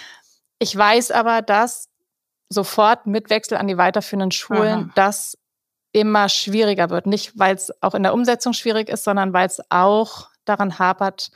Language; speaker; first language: German; native; German